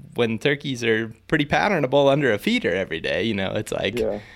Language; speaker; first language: English; native; English